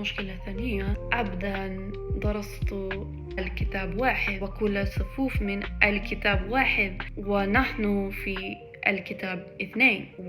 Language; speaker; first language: Arabic; non-native, learner; English